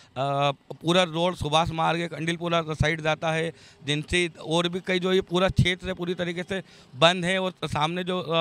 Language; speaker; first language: Hindi; native; Hindi